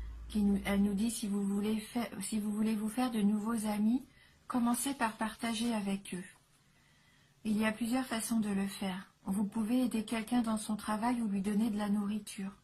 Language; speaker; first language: French; native; French